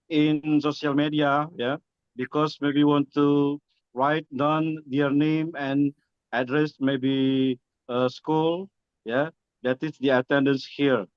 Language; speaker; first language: English; non-native, learner; Indonesian